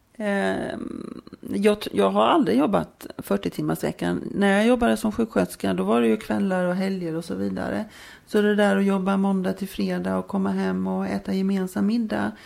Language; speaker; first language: Swedish; native; Swedish